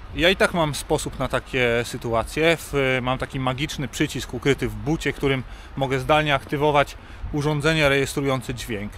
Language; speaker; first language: Polish; native; Polish